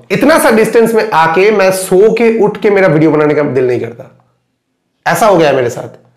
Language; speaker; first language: Hindi; non-native, local second language; Bangla